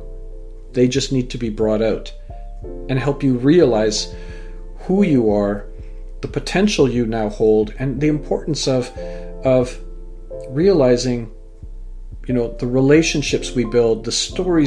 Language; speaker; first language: English; native; English